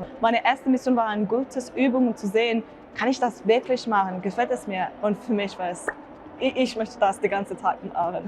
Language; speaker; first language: German; non-native, learner; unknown